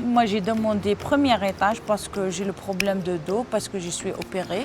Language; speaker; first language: French; non-native, learner; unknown